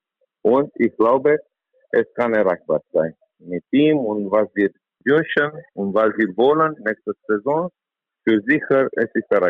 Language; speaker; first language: German; non-native, learner; Romanian